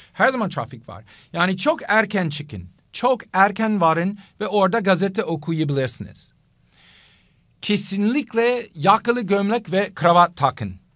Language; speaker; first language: Turkish; non-native, fluent; English